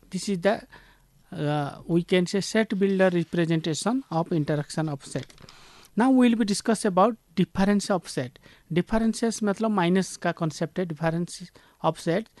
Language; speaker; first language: English; non-native, local second language; Hindi